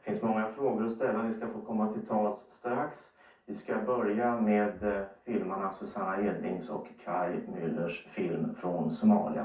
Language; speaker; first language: Swedish; native; Swedish